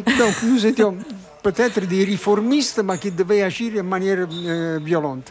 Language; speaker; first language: French; non-native, fluent; Italian